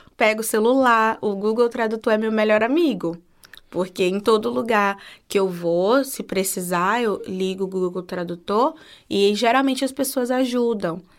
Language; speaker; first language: Portuguese; native; Portuguese